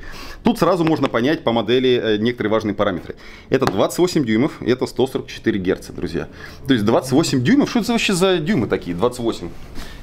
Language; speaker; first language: Russian; native; Russian